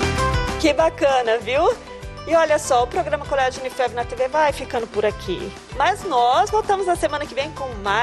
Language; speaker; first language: Portuguese; native; Portuguese